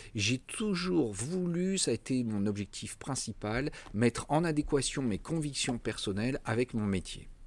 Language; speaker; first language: French; native; French